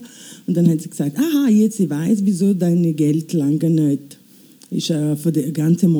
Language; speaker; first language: German; non-native, learner; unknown